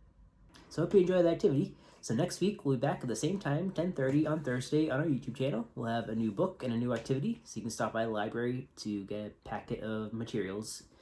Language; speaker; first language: English; native; English